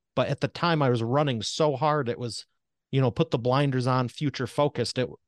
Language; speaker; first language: English; native; English